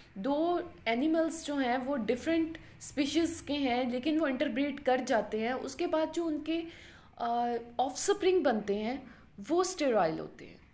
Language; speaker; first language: Urdu; non-native, local second language; Punjabi